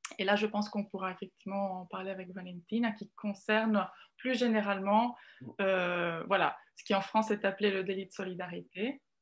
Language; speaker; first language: French; non-native, fluent; Italian